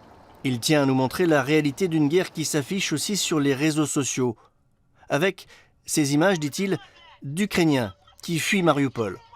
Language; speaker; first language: French; native; French